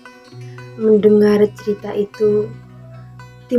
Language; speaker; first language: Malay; non-native, local second language; Javanese